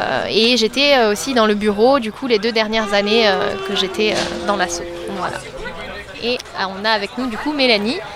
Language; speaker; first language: French; native; French